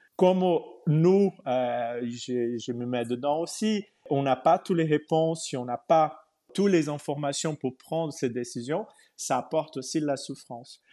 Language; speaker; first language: French; non-native, fluent; Portuguese